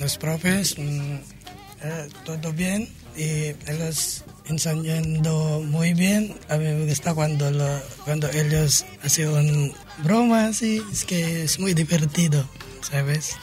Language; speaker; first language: Spanish; non-native, learner; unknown